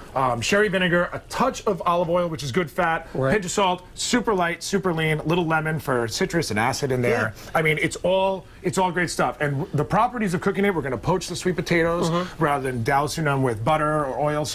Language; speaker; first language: English; native; English